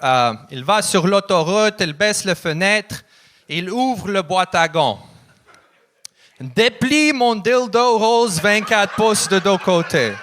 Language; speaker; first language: French; non-native, learner; Russian